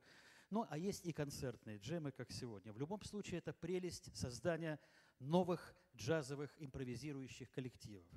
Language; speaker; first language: Russian; native; Russian